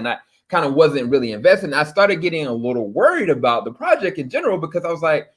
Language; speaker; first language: English; native; English